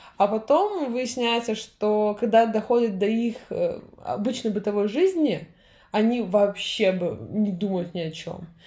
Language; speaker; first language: Russian; native; Russian